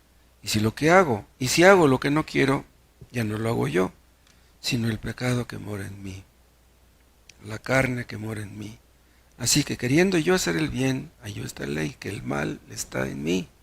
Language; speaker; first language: Spanish; native; Spanish